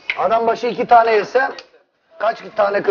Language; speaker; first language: Turkish; native; Turkish